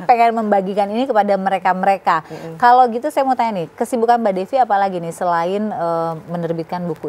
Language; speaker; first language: Indonesian; native; Indonesian